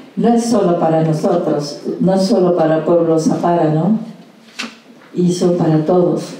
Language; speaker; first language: Spanish; non-native, local second language; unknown